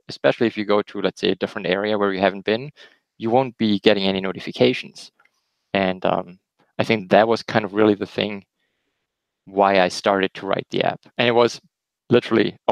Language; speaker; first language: English; non-native, fluent; German